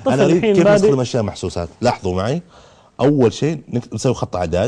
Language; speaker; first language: Arabic; native; Arabic